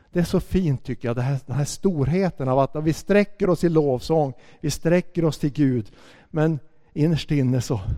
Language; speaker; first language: Swedish; native; Swedish